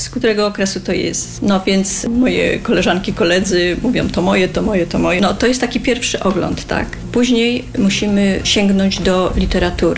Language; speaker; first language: Polish; native; Polish